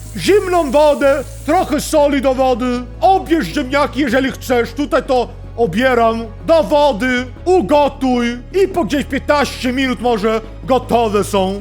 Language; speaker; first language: Polish; non-native, learner; Swedish